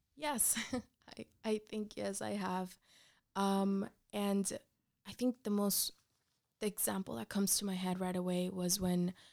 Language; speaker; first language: English; early bilingual, other home language; Spanish